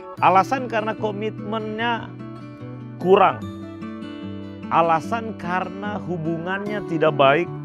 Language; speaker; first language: Indonesian; native; Indonesian